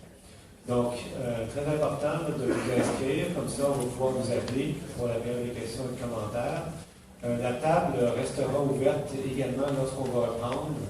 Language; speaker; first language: French; native; French